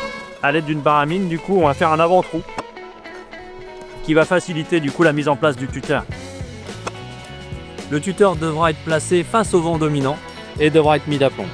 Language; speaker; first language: French; native; French